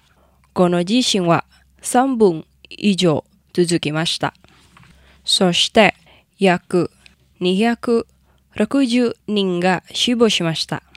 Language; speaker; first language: Japanese; non-native, fluent; Indonesian